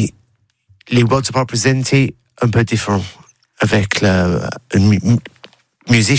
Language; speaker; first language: French; non-native, learner; English